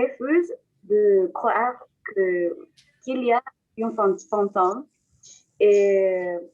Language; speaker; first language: French; non-native, learner; Spanish